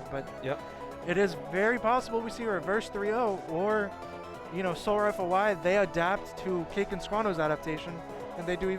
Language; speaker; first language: English; native; English